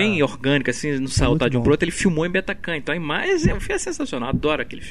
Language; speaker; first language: Portuguese; native; Portuguese